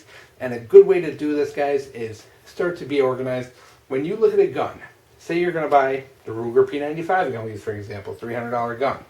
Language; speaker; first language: English; native; English